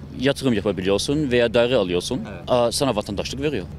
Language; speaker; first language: Turkish; non-native, learner; German